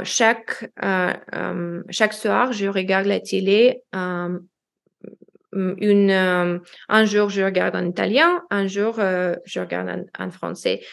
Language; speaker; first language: French; non-native, learner; Russian